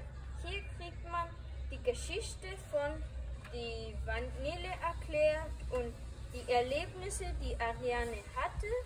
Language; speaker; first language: German; early bilingual, heritage; German